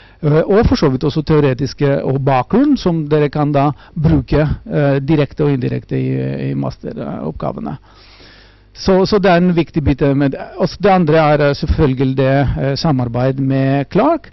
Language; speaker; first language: Norwegian; non-native, fluent; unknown